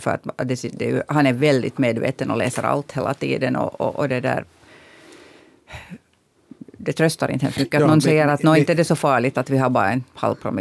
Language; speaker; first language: Swedish; native; Swedish